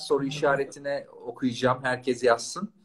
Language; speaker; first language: Turkish; native; Turkish